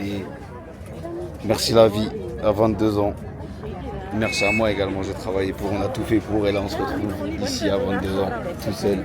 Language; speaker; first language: French; native; French